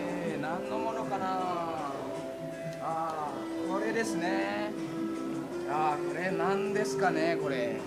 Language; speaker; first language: Japanese; non-native, learner; Indonesian